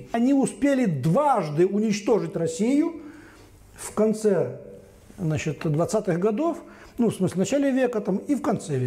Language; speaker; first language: Russian; native; Russian